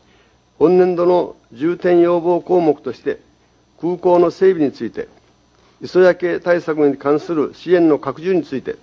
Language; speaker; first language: Japanese; native; Japanese